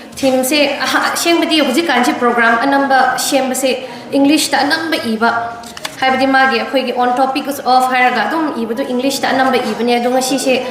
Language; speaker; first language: Manipuri; non-native, local second language; Tangkhul Naga (India)